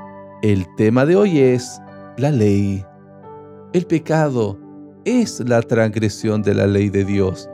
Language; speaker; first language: Spanish; native; Spanish